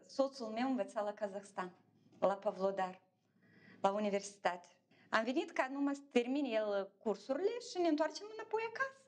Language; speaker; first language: Romanian; non-native, local second language; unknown